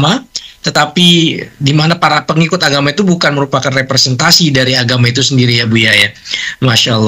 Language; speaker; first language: Indonesian; native; Indonesian